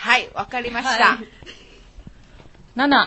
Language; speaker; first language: Japanese; non-native, learner; Chinese